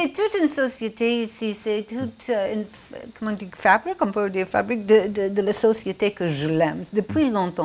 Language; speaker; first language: French; non-native, fluent; English